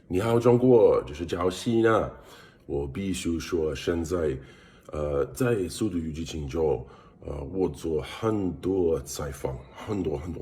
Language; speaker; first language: Chinese; non-native, learner; English